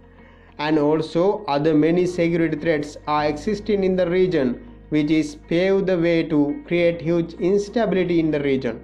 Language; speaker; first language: English; non-native, local second language; Sinhala